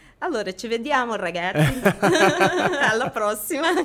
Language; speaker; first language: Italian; non-native, fluent; Portuguese